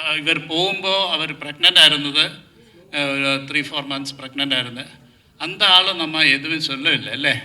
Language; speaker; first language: Tamil; non-native, learner; Malayalam